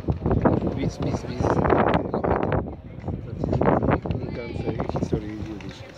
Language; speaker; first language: German; non-native, learner; Polish